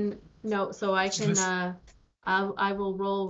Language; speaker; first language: English; native; English